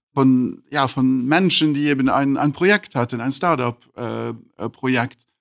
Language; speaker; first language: German; non-native, local second language; Luxembourgish